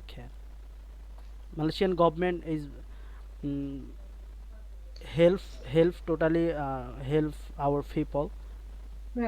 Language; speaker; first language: English; non-native, learner; Bangla